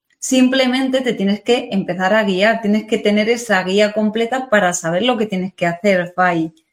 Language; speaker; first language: Spanish; native; Spanish